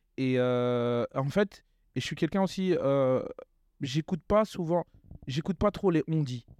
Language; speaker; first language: French; native; French